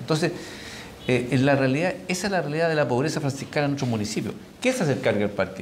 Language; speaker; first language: Spanish; native; Spanish